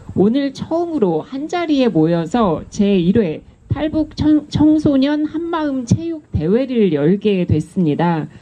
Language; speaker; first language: Korean; native; Korean